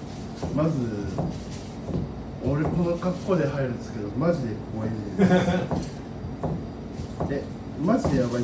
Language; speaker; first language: Japanese; native; Japanese